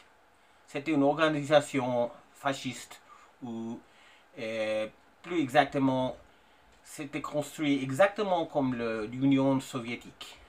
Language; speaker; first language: French; non-native, fluent; English